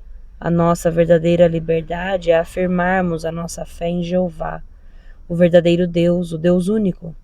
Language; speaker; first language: Portuguese; native; Portuguese